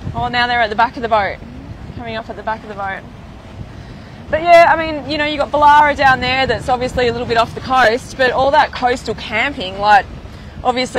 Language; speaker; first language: English; native; English